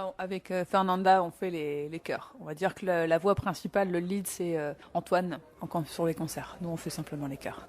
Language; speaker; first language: French; native; French